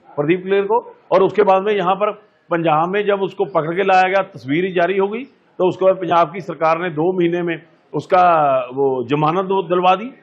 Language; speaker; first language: Hindi; non-native, local second language; Punjabi